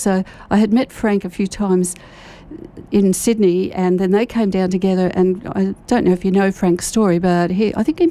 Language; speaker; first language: English; native; English